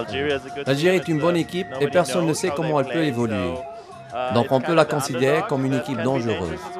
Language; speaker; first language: French; non-native, local second language; Arabic